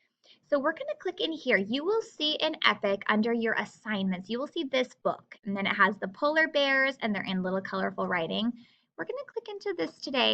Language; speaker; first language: English; native; English